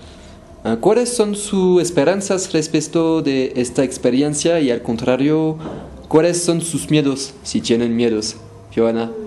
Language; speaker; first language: Spanish; non-native, fluent; French